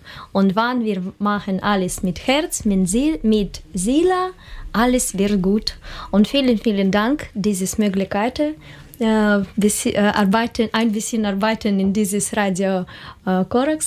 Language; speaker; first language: German; non-native, learner; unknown